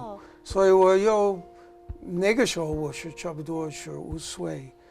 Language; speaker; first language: Chinese; non-native, learner; English